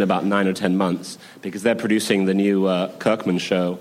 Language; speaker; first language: English; native; English